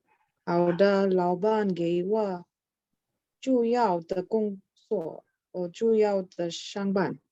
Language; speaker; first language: Chinese; non-native, learner; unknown